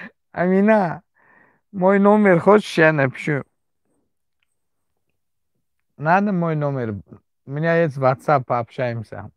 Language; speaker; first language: Russian; non-native, learner; Tajik